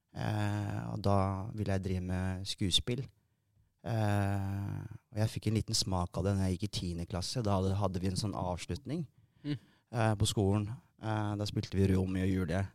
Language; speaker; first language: Norwegian; early bilingual, other home language; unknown